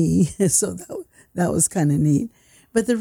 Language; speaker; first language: English; native; English